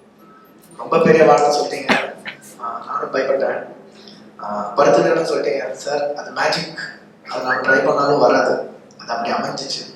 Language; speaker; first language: Tamil; non-native, local second language; Telugu